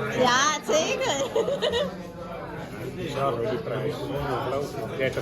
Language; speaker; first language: Dutch; non-native, learner; Thai